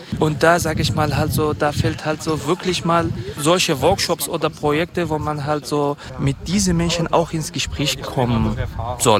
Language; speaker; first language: German; non-native, fluent; Kurdish